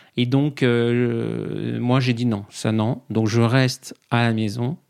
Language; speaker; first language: French; native; French